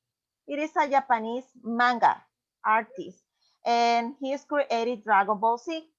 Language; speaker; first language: English; non-native, learner; Spanish